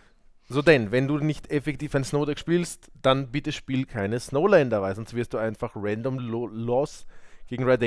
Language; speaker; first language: German; native; German